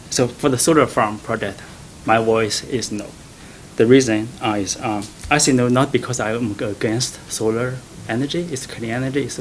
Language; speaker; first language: English; non-native, fluent; Chinese